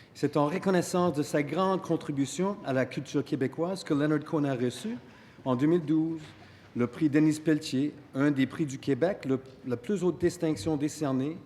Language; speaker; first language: French; non-native, local second language; English